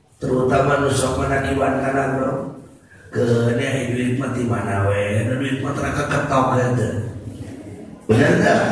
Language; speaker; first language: Malay; non-native, local second language; Sundanese